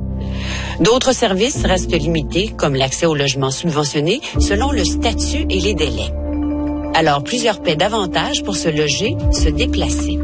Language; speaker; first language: French; native; French